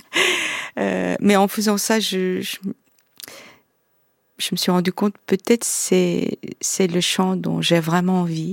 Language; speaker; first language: French; non-native, fluent; Korean